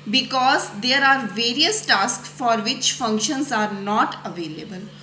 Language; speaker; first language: English; non-native, local second language; Punjabi